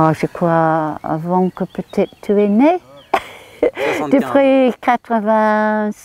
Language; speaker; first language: French; non-native, learner; English